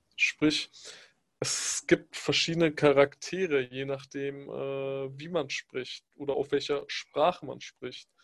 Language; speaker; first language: German; early bilingual, other home language; Pashto